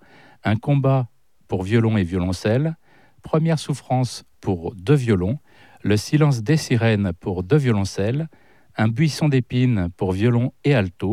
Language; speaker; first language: French; native; French